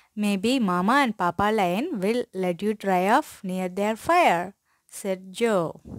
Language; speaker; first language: English; non-native, local second language; Tamil